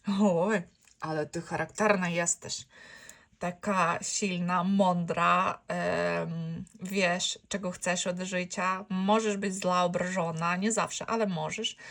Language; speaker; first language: Polish; non-native, fluent; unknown